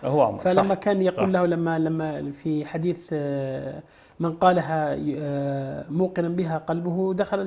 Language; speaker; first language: Arabic; native; Arabic